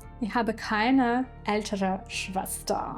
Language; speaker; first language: German; non-native, fluent; Ukrainian